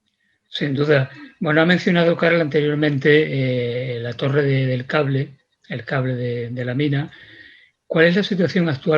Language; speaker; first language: Spanish; native; Spanish